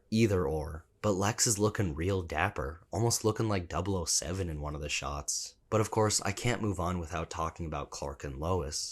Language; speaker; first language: English; native; English